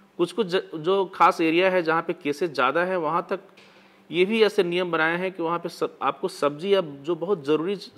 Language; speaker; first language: Hindi; native; Hindi